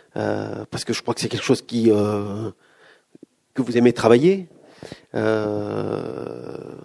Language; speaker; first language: French; native; French